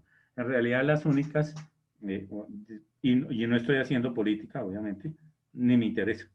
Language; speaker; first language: Spanish; native; Spanish